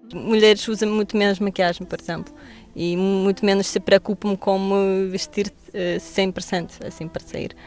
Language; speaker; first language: Portuguese; non-native, fluent; Russian